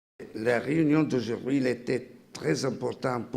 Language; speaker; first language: French; non-native, fluent; Italian